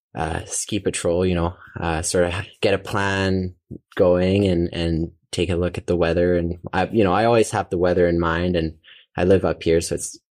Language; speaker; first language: English; native; English